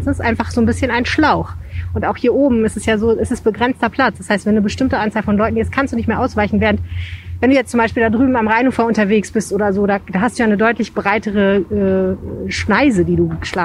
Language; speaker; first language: German; native; German